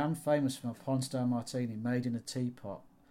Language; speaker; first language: English; native; English